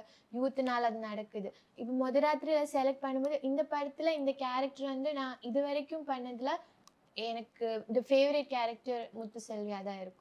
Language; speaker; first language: Tamil; non-native, local second language; Malayalam